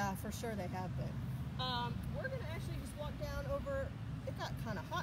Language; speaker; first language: English; native; English